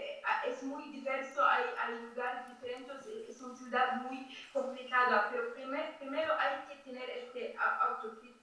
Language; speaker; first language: Spanish; non-native, fluent; Arabic